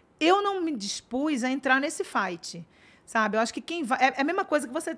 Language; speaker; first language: Portuguese; native; Portuguese